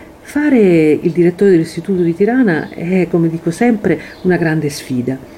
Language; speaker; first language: Italian; native; Italian